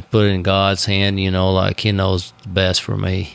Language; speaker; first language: English; non-native, fluent; Portuguese